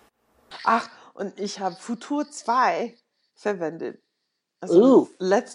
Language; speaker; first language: German; non-native, fluent; English